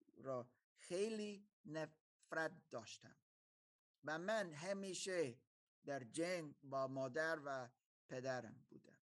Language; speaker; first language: Persian; non-native, fluent; German